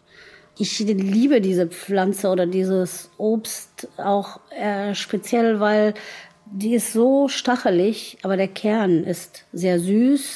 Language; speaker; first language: German; non-native, fluent; Arabic